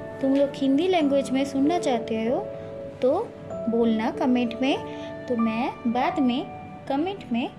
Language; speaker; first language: Hindi; non-native, local second language; Bangla